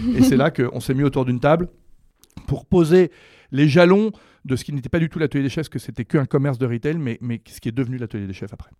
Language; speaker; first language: French; native; French